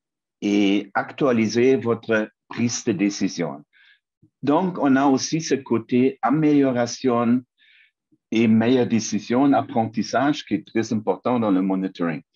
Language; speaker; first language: French; non-native, fluent; German